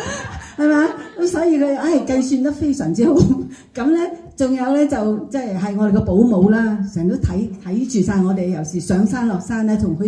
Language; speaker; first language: Cantonese; native; Cantonese